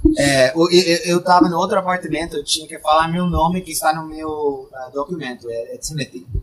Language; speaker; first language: Portuguese; non-native, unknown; English